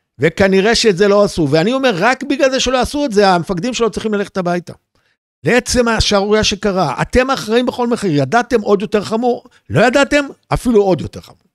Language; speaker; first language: Hebrew; native; Hebrew